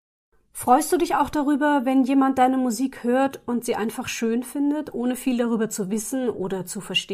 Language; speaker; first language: German; native; German